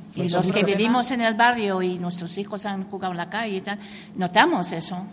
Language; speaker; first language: Spanish; non-native, fluent; English